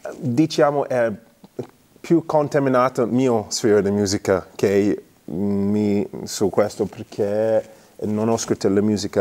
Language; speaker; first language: Italian; non-native, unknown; English